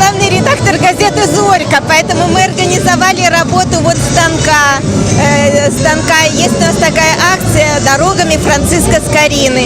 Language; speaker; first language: Russian; native; Russian